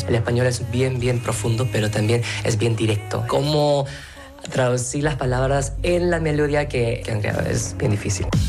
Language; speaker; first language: Spanish; non-native, fluent; Korean